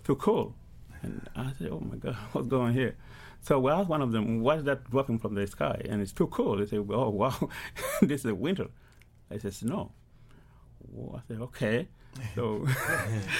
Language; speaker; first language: English; early bilingual, other home language; Arabic